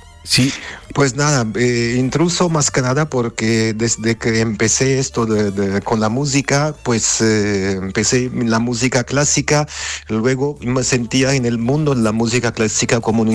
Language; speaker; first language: Spanish; non-native, fluent; Armenian